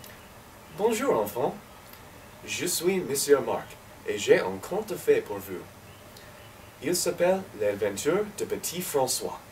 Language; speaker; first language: French; non-native, learner; English